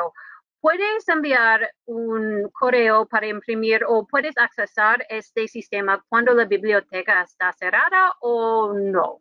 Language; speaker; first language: Spanish; non-native, fluent; English